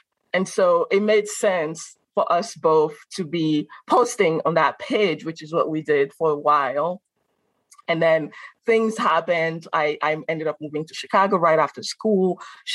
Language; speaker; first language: English; non-native, fluent; French